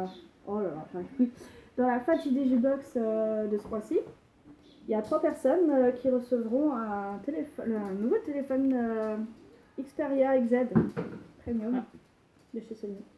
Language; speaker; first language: French; native; French